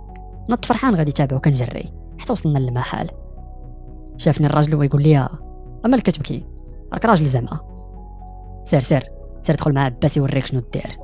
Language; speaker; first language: Arabic; native; Arabic